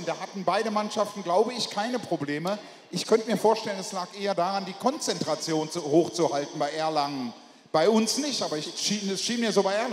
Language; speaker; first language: German; native; German